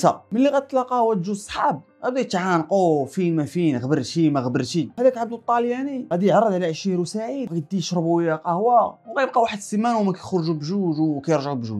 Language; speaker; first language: Arabic; native; Arabic